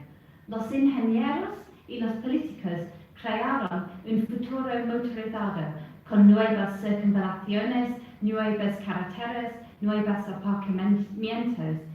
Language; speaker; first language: Spanish; non-native, fluent; English